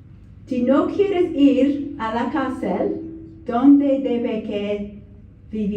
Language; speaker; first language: Spanish; non-native, learner; English